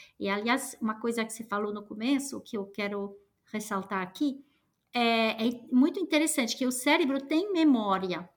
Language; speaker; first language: Portuguese; non-native, fluent; French